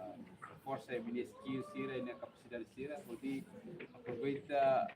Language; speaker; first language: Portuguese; non-native, local second language; Tetum